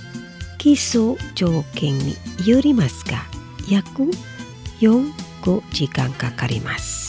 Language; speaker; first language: Japanese; non-native, fluent; Indonesian